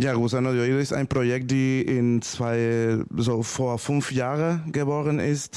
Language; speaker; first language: German; non-native, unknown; Spanish